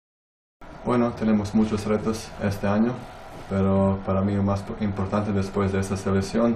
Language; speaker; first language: Spanish; non-native, fluent; Croatian